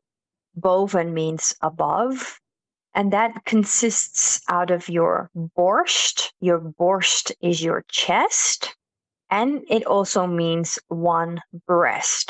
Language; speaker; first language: English; non-native, fluent; Dutch